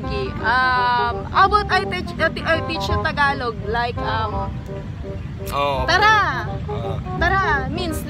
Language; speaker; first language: English; non-native, local second language; Filipino